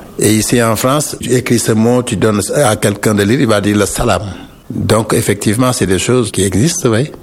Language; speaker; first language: French; non-native, local second language; Wolof